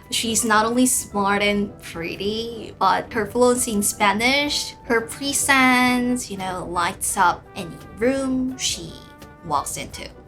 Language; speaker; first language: English; non-native, fluent; Korean